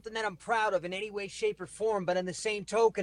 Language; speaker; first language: English; native; English